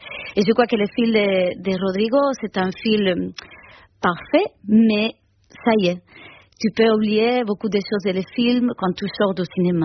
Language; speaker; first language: French; non-native, fluent; Spanish